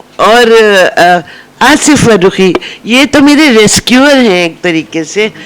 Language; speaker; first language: Urdu; native; Urdu